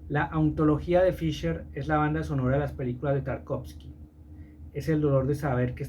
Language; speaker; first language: Spanish; native; Spanish